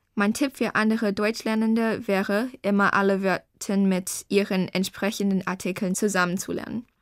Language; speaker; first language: German; early bilingual, other home language; Chinese